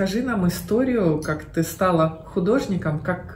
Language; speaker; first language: Russian; native; Russian